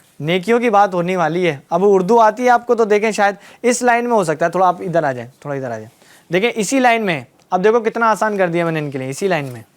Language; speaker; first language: Urdu; native; Urdu